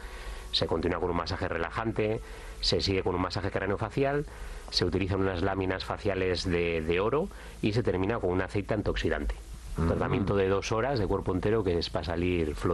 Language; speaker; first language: Spanish; native; Spanish